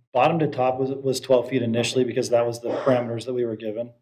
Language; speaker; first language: English; native; English